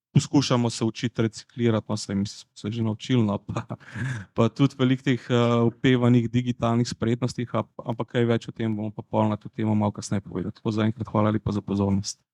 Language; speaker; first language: Slovenian; non-native, local second language; Bosnian